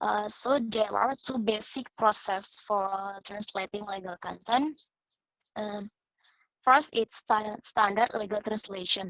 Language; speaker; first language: English; non-native, learner; Indonesian